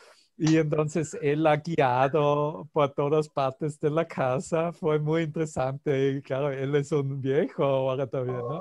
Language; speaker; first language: Spanish; non-native, fluent; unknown